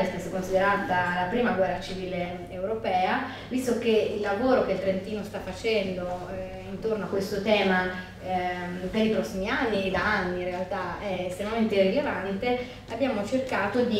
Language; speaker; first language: Italian; native; Italian